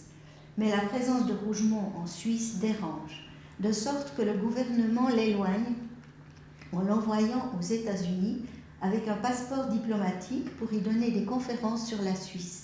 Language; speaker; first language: French; native; French